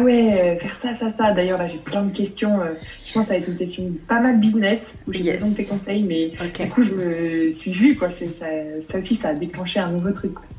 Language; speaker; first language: French; native; French